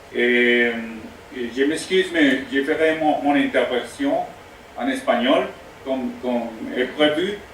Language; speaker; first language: French; non-native, learner; Spanish